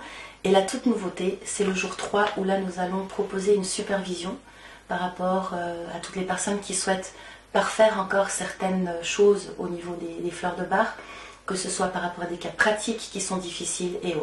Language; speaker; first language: French; native; French